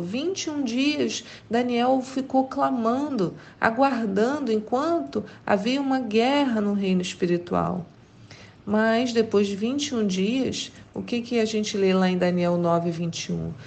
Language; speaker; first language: Portuguese; native; Portuguese